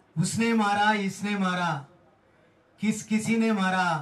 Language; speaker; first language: Hindi; non-native, local second language; Telugu